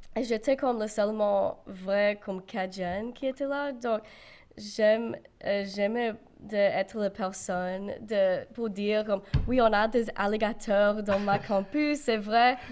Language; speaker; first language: French; non-native, local second language; English